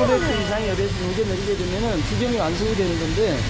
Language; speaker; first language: Korean; native; Korean